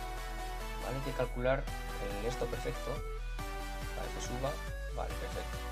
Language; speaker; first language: Spanish; native; Spanish